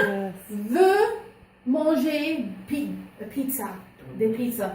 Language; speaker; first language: French; non-native, fluent; English